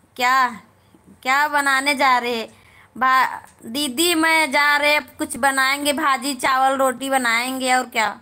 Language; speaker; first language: Hindi; native; Hindi